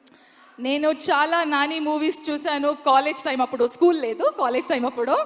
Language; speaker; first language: Telugu; non-native, learner; Kannada